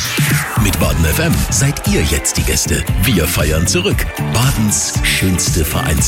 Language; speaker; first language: German; native; German